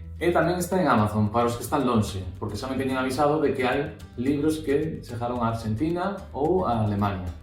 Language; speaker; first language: Galician; native; Galician